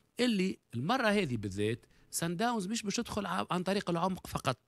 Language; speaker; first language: Arabic; native; Arabic